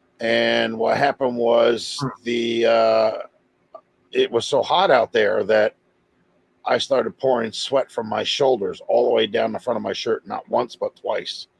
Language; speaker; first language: English; native; English